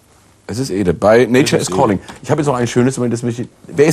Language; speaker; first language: German; native; German